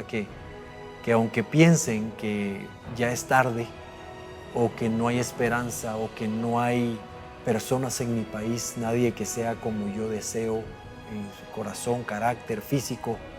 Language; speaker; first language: Spanish; native; Spanish